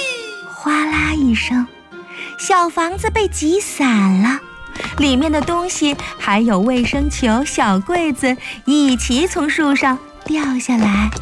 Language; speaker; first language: Chinese; native; Chinese